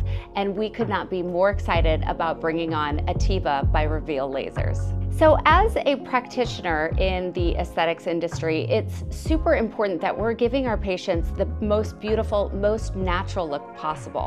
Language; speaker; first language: English; native; English